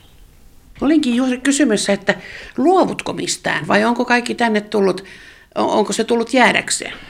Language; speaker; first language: Finnish; native; Finnish